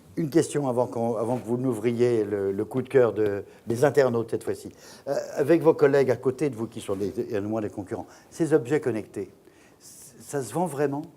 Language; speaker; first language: French; native; French